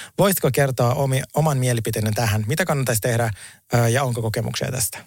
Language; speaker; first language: Finnish; native; Finnish